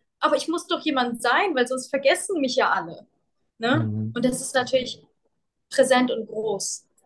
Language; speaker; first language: German; early bilingual, other home language; Russian